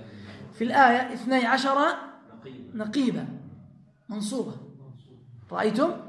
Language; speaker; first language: Arabic; native; Arabic